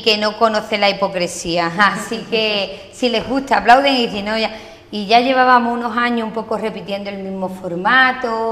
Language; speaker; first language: Spanish; native; Spanish